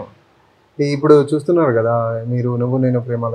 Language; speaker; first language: Telugu; non-native, fluent; Tamil